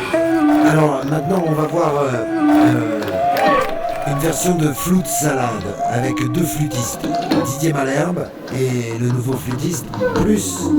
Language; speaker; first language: French; native; French